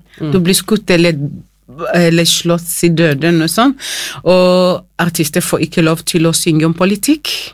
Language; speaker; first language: Norwegian; non-native, fluent; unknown